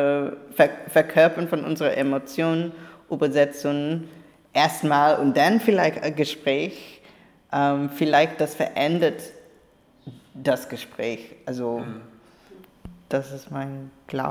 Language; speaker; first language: German; non-native, learner; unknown